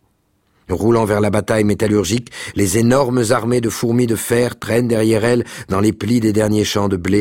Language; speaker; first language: French; native; French